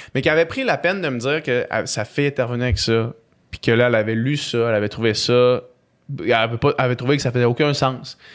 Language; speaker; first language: French; native; French